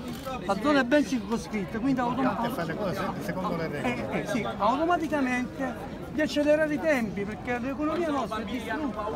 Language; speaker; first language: Italian; native; Italian